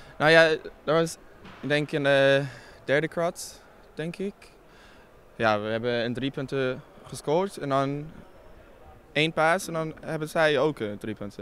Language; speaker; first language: Dutch; non-native, learner; English